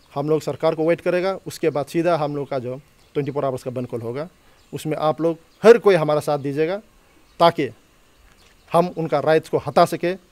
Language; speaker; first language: Hindi; non-native, local second language; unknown